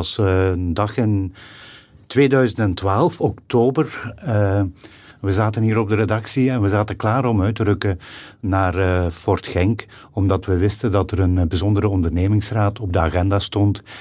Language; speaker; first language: Dutch; native; Dutch